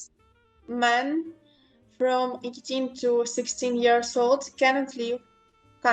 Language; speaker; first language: English; non-native, local second language; Ukrainian